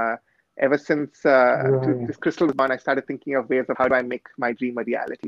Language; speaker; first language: English; native; English